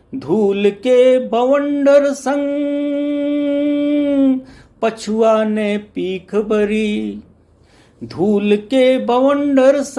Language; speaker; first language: Hindi; native; Hindi